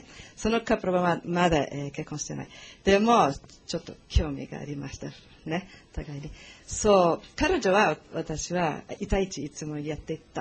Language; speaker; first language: Japanese; non-native, learner; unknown